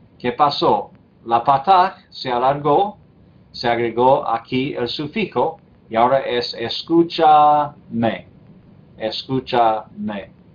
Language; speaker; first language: Spanish; non-native, fluent; English